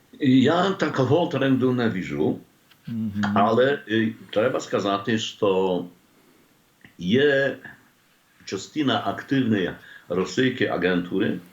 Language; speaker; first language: Ukrainian; non-native, learner; Polish